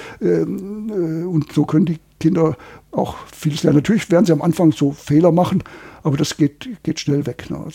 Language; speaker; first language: German; native; German